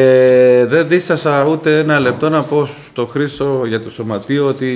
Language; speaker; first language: Greek; non-native, fluent; Spanish